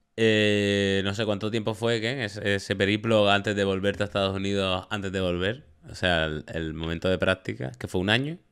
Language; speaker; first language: Spanish; native; Spanish